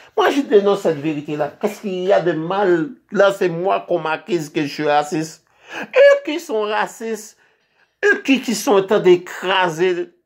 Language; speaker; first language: French; non-native, local second language; Haitian Creole